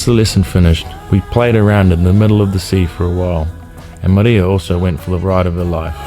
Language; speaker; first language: English; native; English